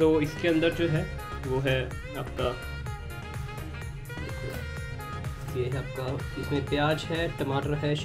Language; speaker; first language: Hindi; native; Hindi